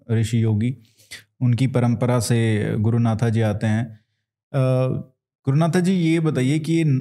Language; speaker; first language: Hindi; native; Hindi